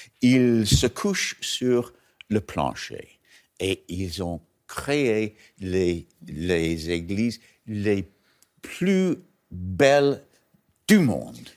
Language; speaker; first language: French; non-native, learner; English